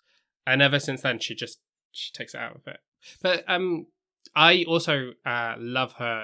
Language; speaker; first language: English; native; English